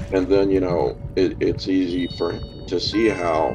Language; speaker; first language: English; native; English